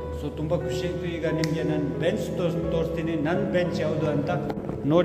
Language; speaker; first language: Kannada; non-native, fluent; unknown